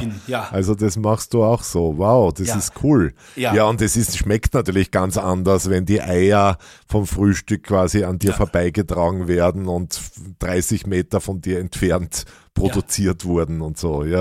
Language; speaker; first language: German; native; German